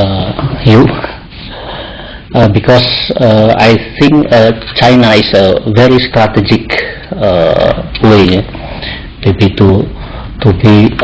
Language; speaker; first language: English; non-native, fluent; Indonesian